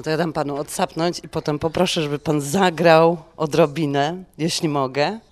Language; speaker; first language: Polish; native; Polish